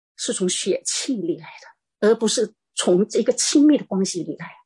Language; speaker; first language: Chinese; native; Chinese